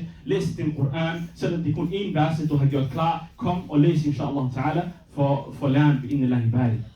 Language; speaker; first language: Danish; early bilingual, other home language; Somali